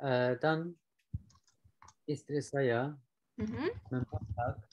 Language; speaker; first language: Indonesian; non-native, learner; Turkish